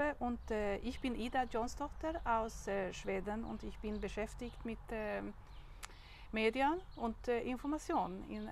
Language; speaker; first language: German; non-native, learner; Swedish